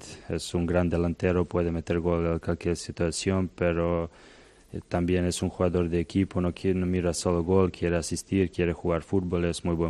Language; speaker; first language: Spanish; non-native, learner; Serbian